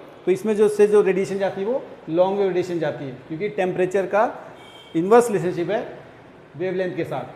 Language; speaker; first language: Hindi; native; Hindi